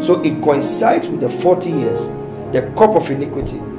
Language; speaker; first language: English; native; English